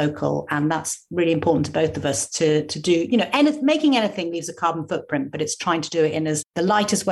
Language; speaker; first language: English; native; English